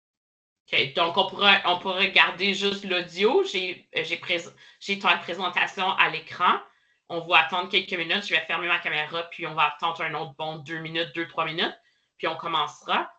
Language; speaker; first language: French; native; French